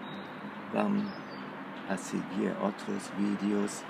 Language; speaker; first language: Spanish; non-native, fluent; German